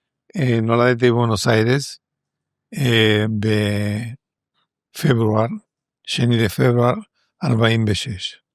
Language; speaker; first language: Hebrew; non-native, fluent; Spanish